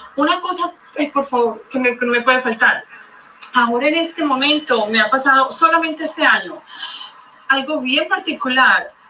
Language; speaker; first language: Spanish; native; Spanish